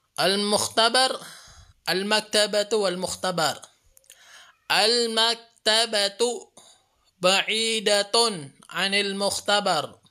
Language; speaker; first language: Arabic; non-native, fluent; Filipino